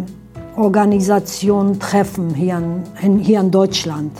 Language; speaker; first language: German; early bilingual, other home language; Aramaic